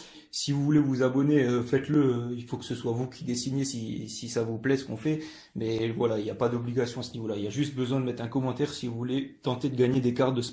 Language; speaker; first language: French; native; French